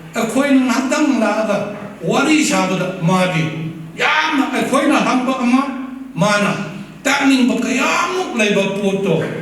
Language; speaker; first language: Manipuri; non-native, local second language; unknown